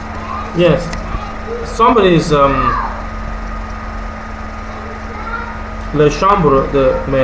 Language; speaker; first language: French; non-native, learner; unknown